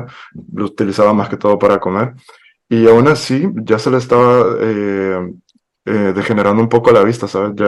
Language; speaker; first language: Spanish; native; Spanish